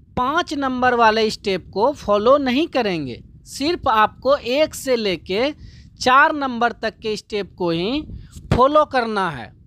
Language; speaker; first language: Hindi; native; Hindi